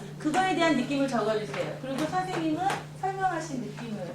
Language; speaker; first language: Korean; native; Korean